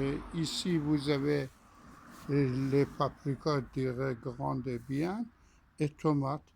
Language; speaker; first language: French; non-native, fluent; Persian